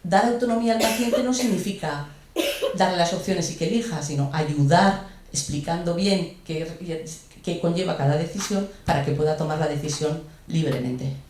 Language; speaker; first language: Spanish; native; Spanish